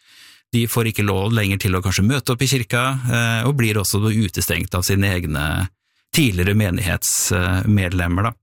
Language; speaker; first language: Norwegian; native; Norwegian